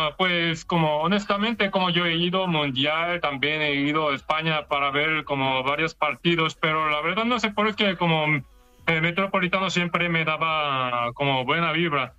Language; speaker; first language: Spanish; non-native, learner; Korean